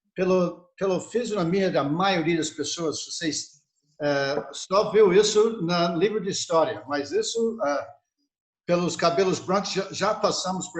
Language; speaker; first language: Portuguese; non-native, fluent; English